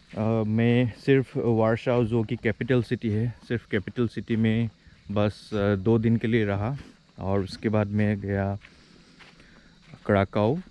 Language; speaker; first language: Hindi; non-native, local second language; Assamese